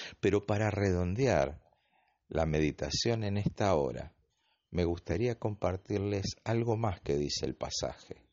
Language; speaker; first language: Spanish; native; Spanish